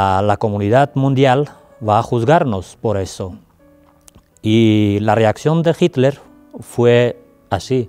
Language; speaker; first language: Spanish; non-native, fluent; Armenian